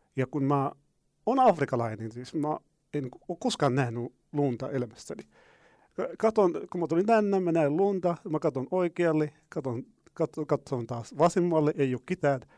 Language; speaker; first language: Finnish; non-native, fluent; Arabic